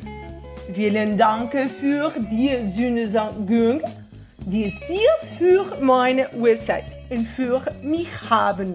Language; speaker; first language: German; non-native, learner; Portuguese